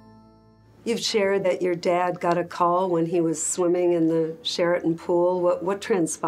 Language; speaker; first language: English; native; English